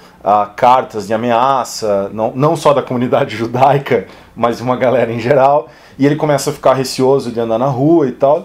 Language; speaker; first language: Portuguese; native; Portuguese